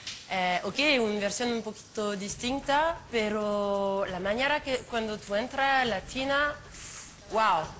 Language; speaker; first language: Spanish; non-native, learner; French